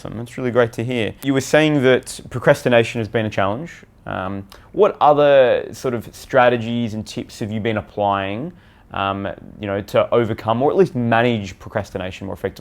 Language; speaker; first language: English; native; English